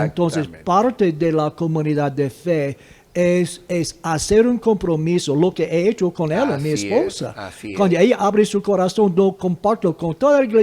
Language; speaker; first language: Spanish; non-native, fluent; English